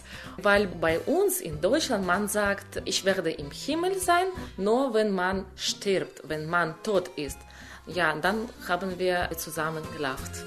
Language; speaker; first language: German; non-native, learner; Ukrainian